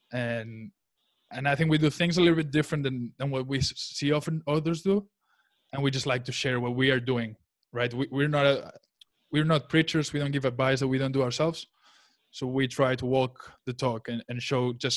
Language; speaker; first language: English; non-native, fluent; Spanish